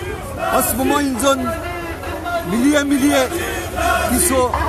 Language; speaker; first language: French; non-native, fluent; Bangla